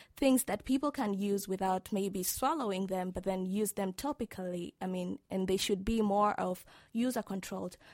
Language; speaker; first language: English; non-native, local second language; Swahili